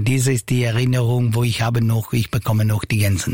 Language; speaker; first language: German; non-native, local second language; Italian